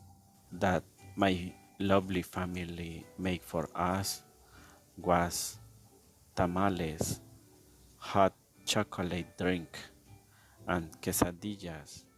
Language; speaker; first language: English; non-native, learner; Spanish